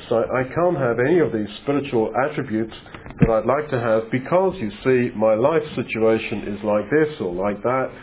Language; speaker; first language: English; native; English